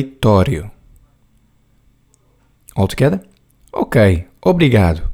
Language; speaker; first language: Portuguese; non-native, learner; English